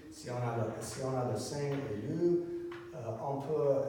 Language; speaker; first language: French; non-native, learner; English